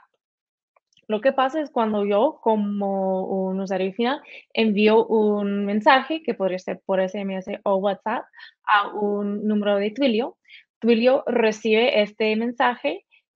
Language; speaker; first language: Spanish; early bilingual, heritage; Spanish